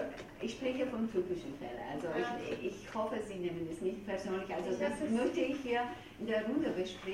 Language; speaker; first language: German; non-native, fluent; Georgian